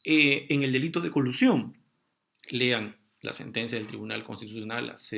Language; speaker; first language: Spanish; native; Spanish